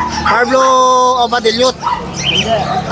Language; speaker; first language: Filipino; native; Filipino